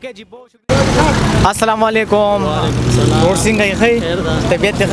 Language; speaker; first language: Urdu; non-native, local second language; Pashto